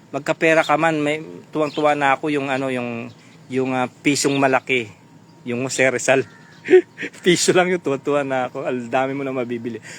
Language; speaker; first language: Filipino; non-native, local second language; Pampanga